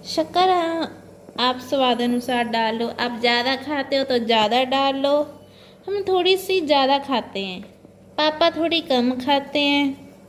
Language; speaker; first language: Hindi; non-native, local second language; Punjabi